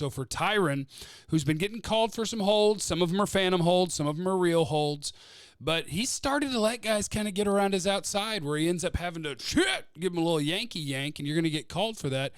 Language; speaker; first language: English; native; English